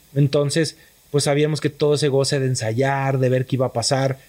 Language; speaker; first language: Spanish; native; Spanish